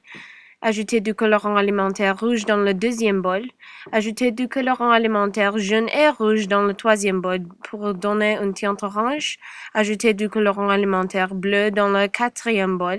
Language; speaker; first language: French; non-native, learner; English